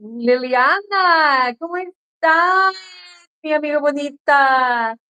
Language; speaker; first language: Spanish; non-native, learner; English